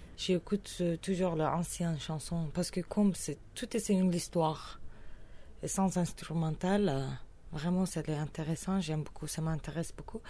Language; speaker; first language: French; non-native, learner; Kurdish